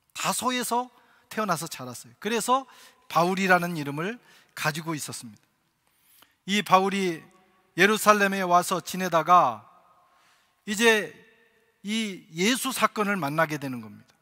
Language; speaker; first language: Korean; native; Korean